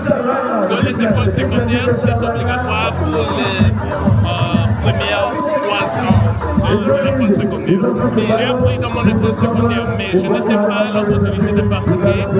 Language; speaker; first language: French; non-native, learner; English